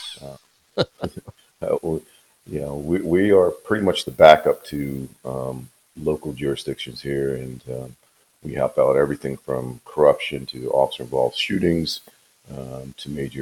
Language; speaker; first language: English; native; English